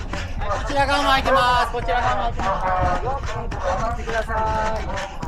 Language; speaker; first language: Japanese; native; Japanese